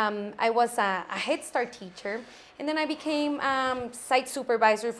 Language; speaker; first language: English; non-native, fluent; Spanish